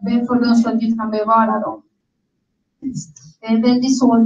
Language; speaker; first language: Swedish; non-native, learner; Spanish